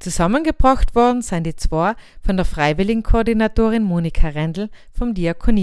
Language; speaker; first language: German; native; German